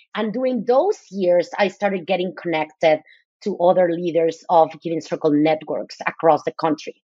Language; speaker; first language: English; non-native, fluent; Spanish